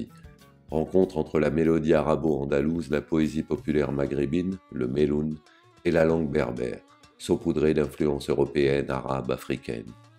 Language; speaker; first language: French; native; French